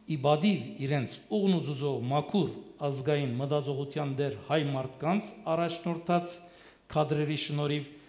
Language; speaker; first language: Armenian; early bilingual, heritage; French